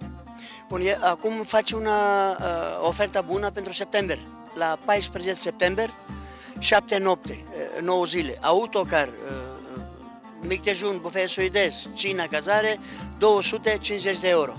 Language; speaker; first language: Romanian; non-native, learner; Greek